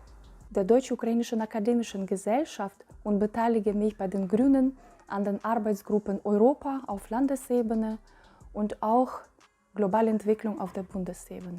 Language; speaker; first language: German; non-native, fluent; Ukrainian